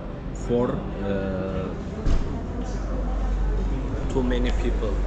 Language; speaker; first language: English; non-native, learner; Turkish